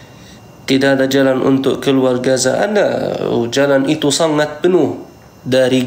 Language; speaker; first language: Indonesian; non-native, fluent; Arabic